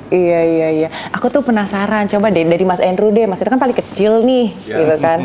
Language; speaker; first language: Indonesian; native; Indonesian